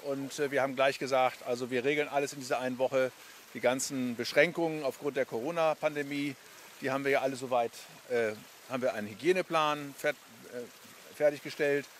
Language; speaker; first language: German; native; German